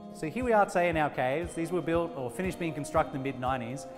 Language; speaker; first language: English; native; English